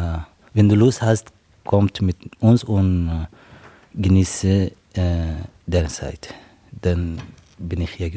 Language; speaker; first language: German; non-native, learner; Arabic